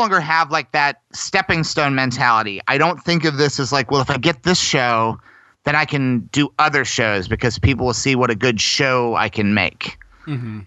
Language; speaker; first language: English; native; English